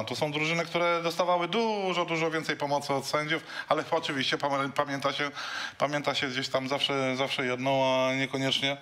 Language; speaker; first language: Polish; native; Polish